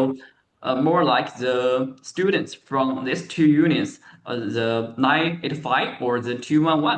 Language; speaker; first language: English; non-native, learner; Chinese